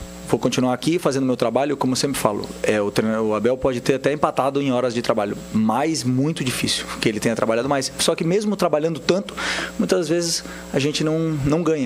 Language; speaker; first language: Portuguese; native; Portuguese